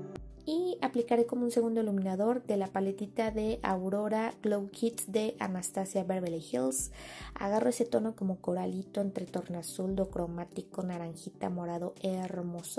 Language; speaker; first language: Spanish; native; Spanish